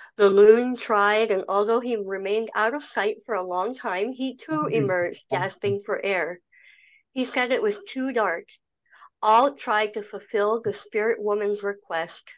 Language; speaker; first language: English; native; English